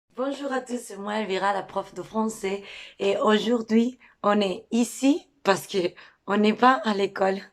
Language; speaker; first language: French; non-native, fluent; Spanish